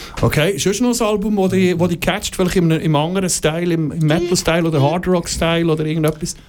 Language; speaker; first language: German; native; German